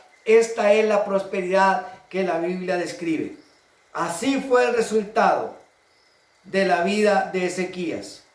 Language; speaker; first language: Spanish; native; Spanish